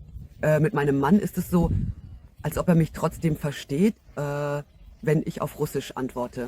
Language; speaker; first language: German; non-native, fluent; Russian